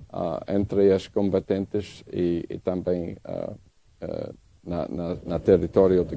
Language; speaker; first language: Portuguese; non-native, learner; English